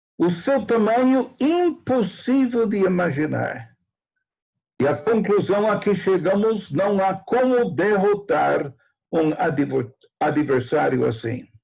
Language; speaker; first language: Portuguese; non-native, fluent; English